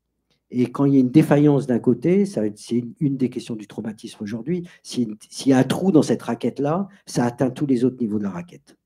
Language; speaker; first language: French; native; French